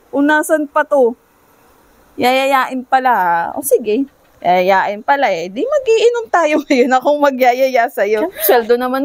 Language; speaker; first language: Filipino; native; Filipino